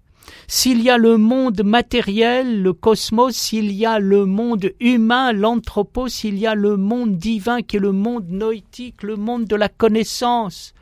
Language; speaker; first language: French; native; French